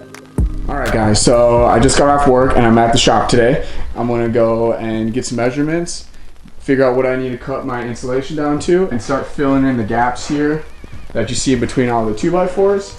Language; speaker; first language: English; native; English